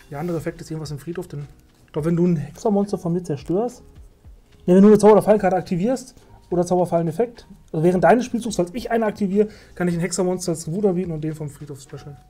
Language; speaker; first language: German; native; German